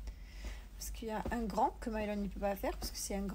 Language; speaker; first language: French; native; French